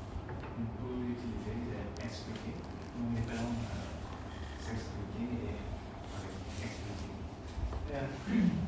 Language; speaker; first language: French; non-native, learner; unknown